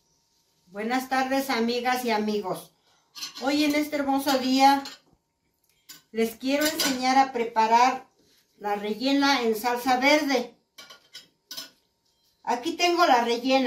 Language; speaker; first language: Spanish; native; Spanish